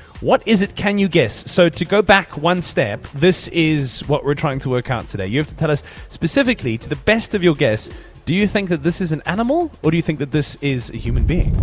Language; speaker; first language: English; native; English